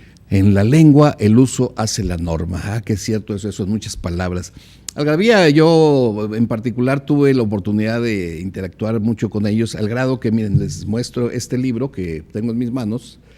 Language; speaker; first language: Spanish; native; Spanish